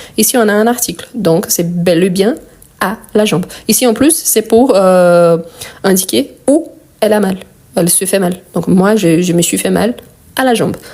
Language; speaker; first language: French; non-native, fluent; Portuguese